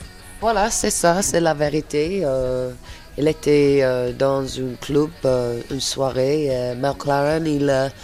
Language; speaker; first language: French; non-native, fluent; English